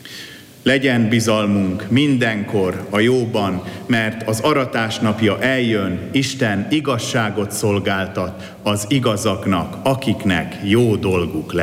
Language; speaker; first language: Hungarian; native; Hungarian